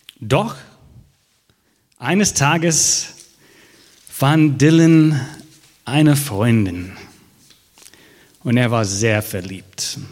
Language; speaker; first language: German; non-native, fluent; English